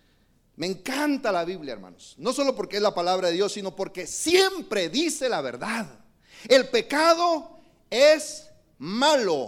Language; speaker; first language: Spanish; native; Spanish